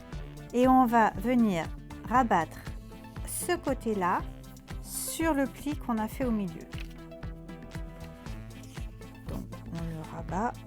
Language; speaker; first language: French; native; French